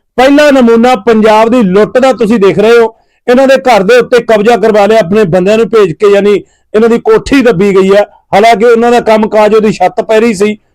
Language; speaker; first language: Punjabi; native; Punjabi